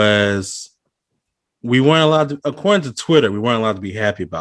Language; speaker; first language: English; native; English